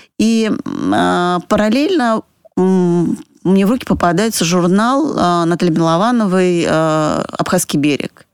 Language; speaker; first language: Russian; native; Russian